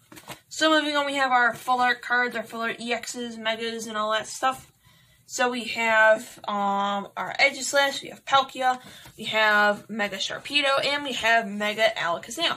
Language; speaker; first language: English; native; English